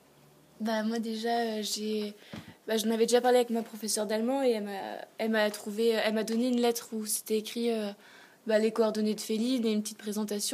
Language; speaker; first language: French; native; French